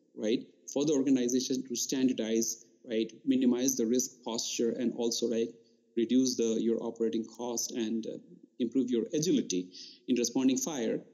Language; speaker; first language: English; non-native, local second language; Bangla